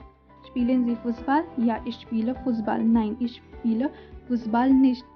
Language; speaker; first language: German; non-native, fluent; Hindi